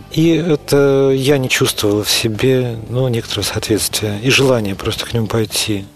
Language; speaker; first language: Russian; native; Russian